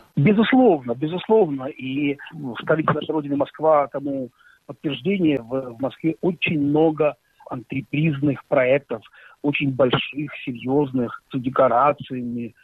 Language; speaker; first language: Russian; native; Russian